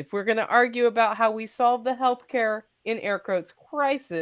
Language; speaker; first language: English; native; English